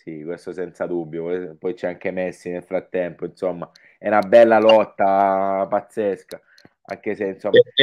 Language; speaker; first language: Italian; native; Italian